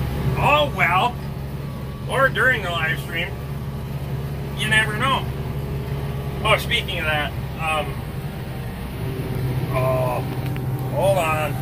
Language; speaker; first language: English; native; English